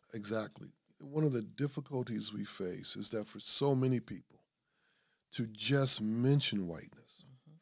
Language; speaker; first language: English; native; English